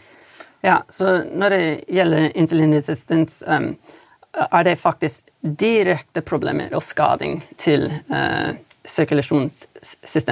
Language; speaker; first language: Swedish; non-native, learner; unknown